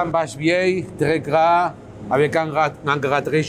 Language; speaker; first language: French; non-native, learner; Basque